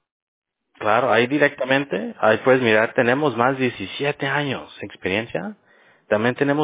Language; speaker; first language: Spanish; early bilingual, heritage; Spanish